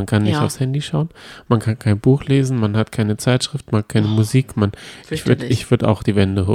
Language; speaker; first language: German; native; German